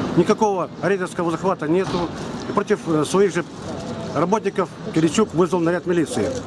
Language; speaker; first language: Russian; non-native, local second language; Ukrainian